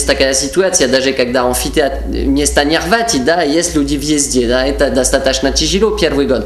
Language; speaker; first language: Russian; non-native, fluent; French